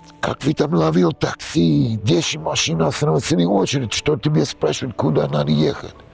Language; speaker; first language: Russian; non-native, learner; English